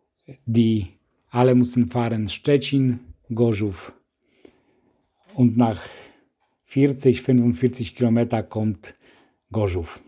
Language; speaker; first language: German; non-native, learner; Polish